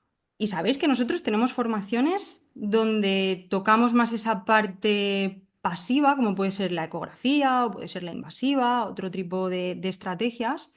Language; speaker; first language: Spanish; native; Spanish